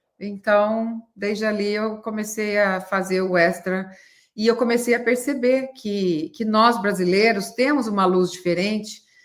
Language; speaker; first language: Portuguese; native; Portuguese